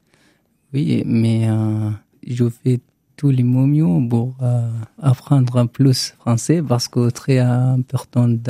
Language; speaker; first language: French; non-native, learner; Arabic